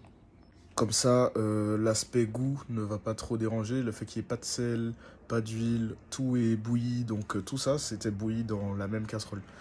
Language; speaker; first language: French; native; French